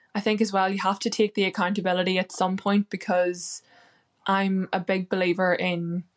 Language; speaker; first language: English; native; English